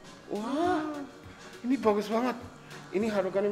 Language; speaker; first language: Indonesian; non-native, fluent; Japanese